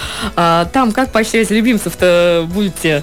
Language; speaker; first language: Russian; native; Russian